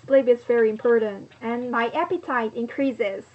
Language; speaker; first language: English; non-native, learner; Korean